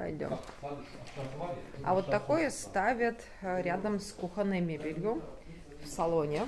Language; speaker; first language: Russian; native; Russian